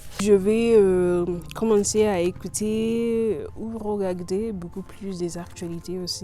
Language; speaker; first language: French; non-native, learner; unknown